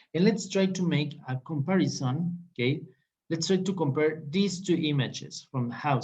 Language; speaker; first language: English; non-native, fluent; Spanish